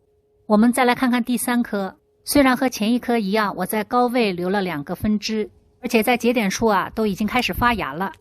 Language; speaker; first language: Chinese; native; Chinese